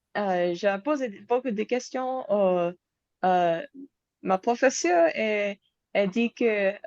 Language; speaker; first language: French; non-native, learner; English